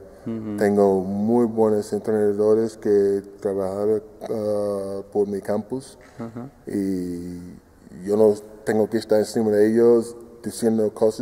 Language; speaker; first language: Spanish; non-native, fluent; English